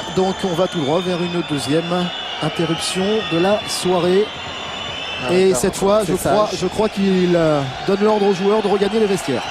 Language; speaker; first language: French; native; French